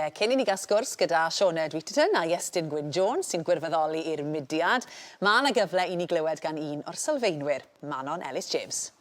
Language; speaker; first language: Welsh; native; Welsh